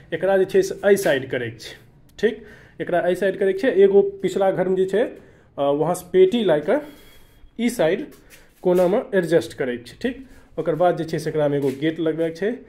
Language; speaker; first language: Maithili; native; Maithili